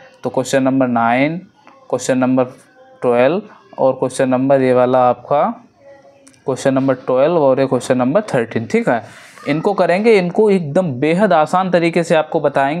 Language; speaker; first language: Hindi; native; Hindi